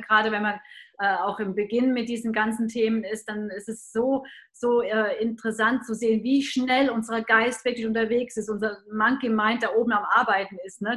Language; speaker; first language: German; native; German